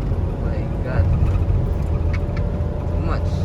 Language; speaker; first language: English; non-native, learner; Filipino